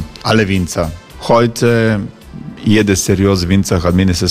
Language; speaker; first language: German; non-native, fluent; Croatian